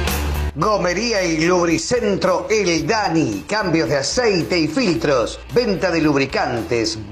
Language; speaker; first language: Spanish; native; Spanish